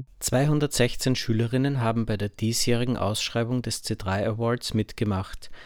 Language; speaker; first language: German; native; German